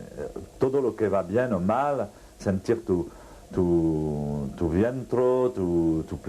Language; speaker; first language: Spanish; non-native, fluent; French